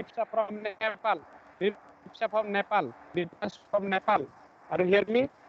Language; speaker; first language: English; non-native, learner; Bangla